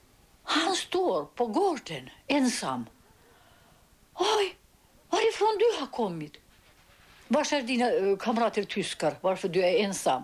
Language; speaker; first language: Swedish; early bilingual, heritage; Swedish